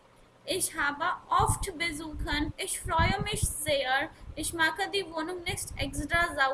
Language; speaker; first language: German; non-native, learner; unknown